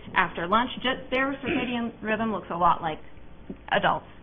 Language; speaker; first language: English; native; English